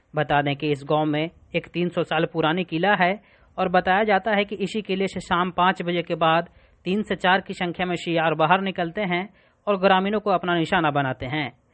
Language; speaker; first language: Hindi; native; Hindi